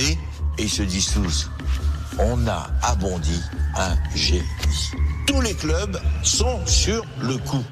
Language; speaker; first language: French; native; French